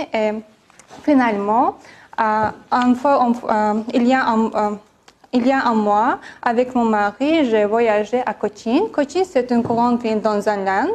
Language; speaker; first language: French; non-native, learner; Azerbaijani